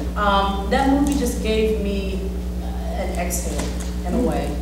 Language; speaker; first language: English; native; English